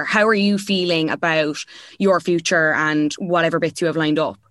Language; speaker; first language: English; native; English